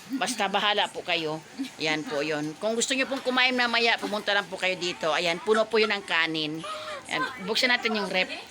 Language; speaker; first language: Filipino; non-native, local second language; Masbatenyo